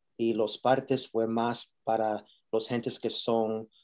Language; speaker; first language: Spanish; early bilingual, heritage; Spanish